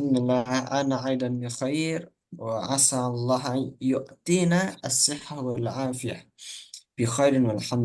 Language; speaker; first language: Arabic; non-native, fluent; Indonesian